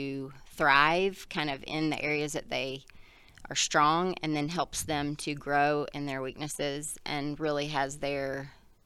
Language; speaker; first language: English; native; English